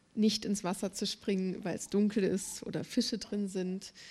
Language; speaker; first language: German; native; German